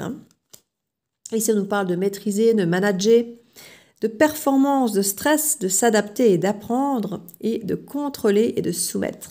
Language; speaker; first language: French; native; French